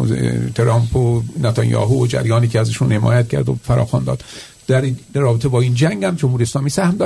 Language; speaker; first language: Persian; native; Persian